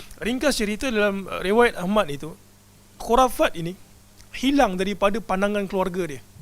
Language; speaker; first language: Malay; native; Malay